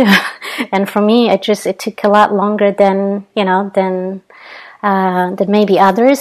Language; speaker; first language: English; non-native, fluent; Polish